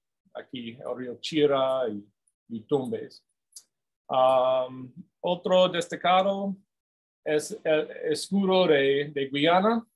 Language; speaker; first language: Spanish; non-native, fluent; English